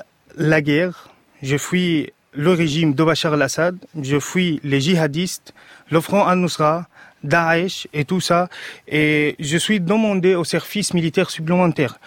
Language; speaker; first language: French; non-native, fluent; Arabic